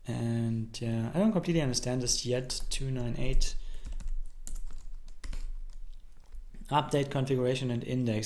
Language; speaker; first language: English; non-native, fluent; German